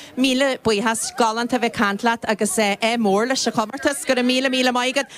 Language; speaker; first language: Irish; native; Irish